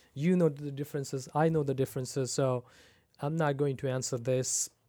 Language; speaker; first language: English; non-native, local second language; Punjabi